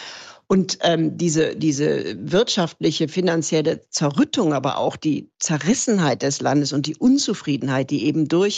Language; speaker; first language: German; native; German